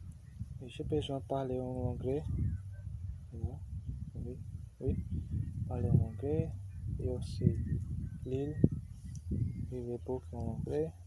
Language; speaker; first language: French; non-native, learner; Portuguese